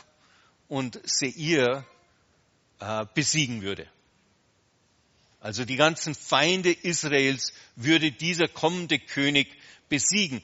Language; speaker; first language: German; native; German